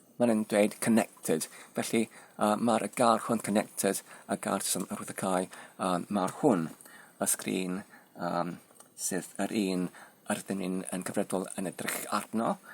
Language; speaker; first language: Welsh; non-native, learner; Polish